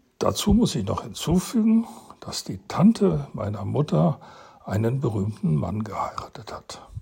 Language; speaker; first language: German; early bilingual, heritage; German